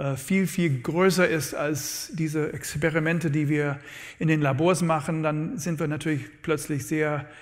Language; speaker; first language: German; non-native, fluent; English